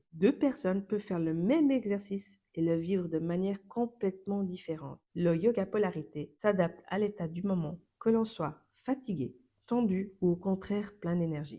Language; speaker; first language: French; native; French